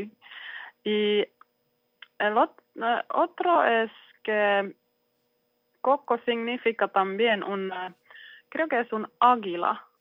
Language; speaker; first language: Spanish; non-native, learner; Finnish